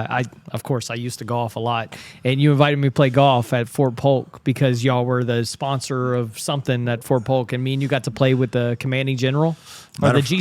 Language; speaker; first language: English; native; English